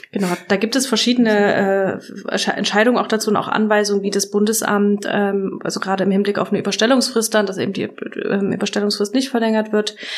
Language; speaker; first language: German; native; German